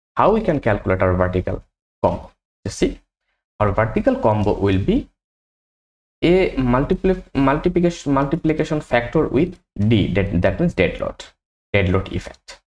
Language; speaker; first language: English; non-native, local second language; Bangla